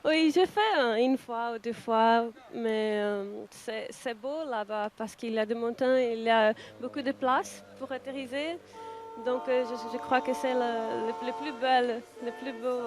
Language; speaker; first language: French; non-native, learner; Portuguese